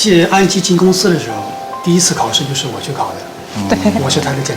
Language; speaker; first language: Chinese; native; Chinese